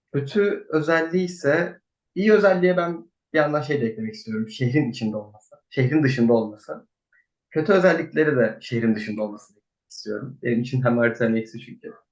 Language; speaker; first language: Turkish; native; Turkish